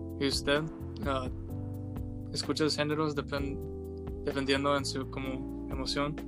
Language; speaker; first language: Spanish; early bilingual, heritage; Spanish